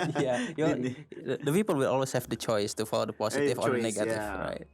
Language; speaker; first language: English; non-native, learner; Indonesian